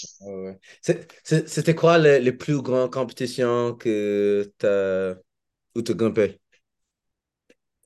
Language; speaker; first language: French; non-native, learner; English